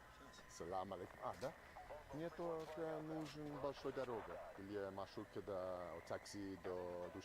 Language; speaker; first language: Russian; non-native, learner; English